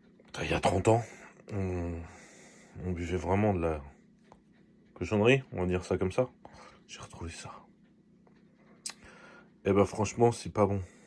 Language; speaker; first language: French; native; French